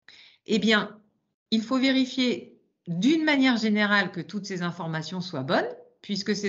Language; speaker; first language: French; native; French